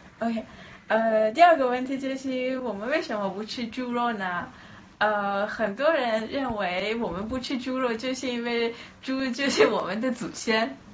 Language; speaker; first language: Chinese; non-native, fluent; Persian